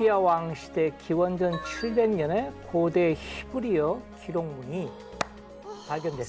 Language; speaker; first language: Korean; native; Korean